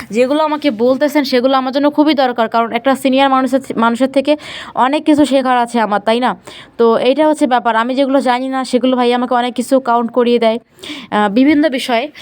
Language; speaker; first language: Bangla; native; Bangla